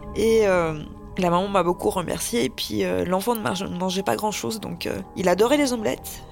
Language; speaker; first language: French; early bilingual, other home language; Russian